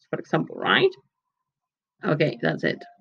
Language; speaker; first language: English; non-native, fluent; Spanish